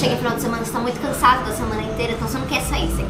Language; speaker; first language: Portuguese; native; Portuguese